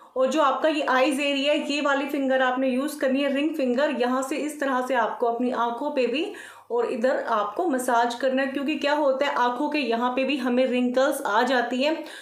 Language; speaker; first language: Hindi; native; Hindi